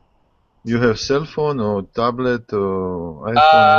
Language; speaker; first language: English; non-native, learner; Russian